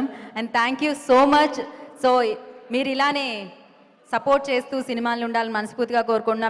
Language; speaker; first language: Telugu; native; Telugu